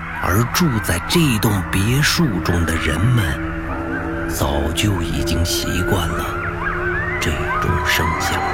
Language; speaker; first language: Chinese; native; Chinese